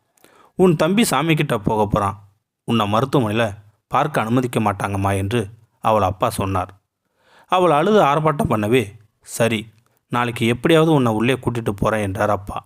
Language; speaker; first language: Tamil; native; Tamil